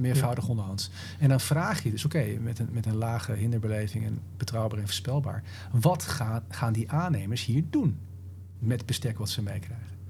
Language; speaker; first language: Dutch; native; Dutch